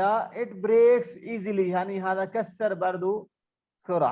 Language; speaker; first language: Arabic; non-native, learner; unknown